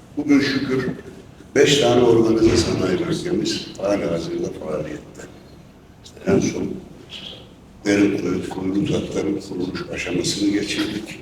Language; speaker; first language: Turkish; native; Turkish